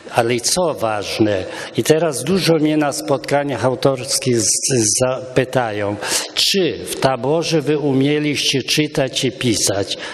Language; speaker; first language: Polish; non-native, local second language; Romany